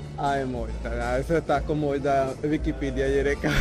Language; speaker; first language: Croatian; non-native, learner; Punjabi